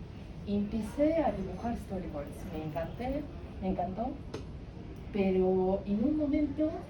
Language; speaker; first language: Spanish; non-native, learner; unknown